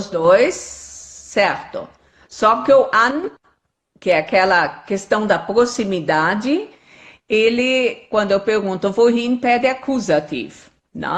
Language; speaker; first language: Portuguese; non-native, fluent; German